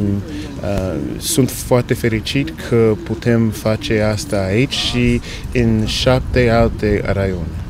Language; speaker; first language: Romanian; non-native, fluent; English